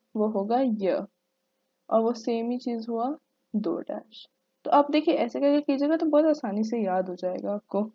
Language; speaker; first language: Hindi; native; Hindi